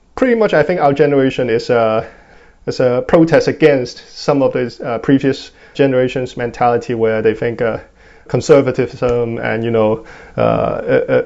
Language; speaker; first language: English; non-native, local second language; Cantonese